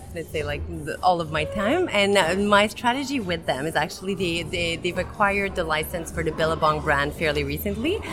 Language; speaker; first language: English; native; English